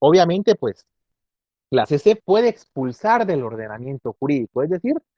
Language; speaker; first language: Spanish; native; Spanish